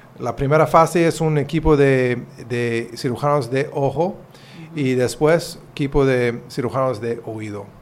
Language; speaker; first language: Spanish; non-native, fluent; English